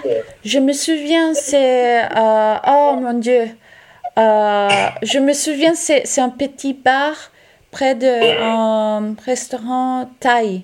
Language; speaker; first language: French; non-native, local second language; Italian